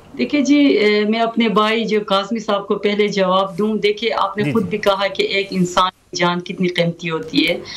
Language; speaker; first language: Urdu; non-native, local second language; Khowar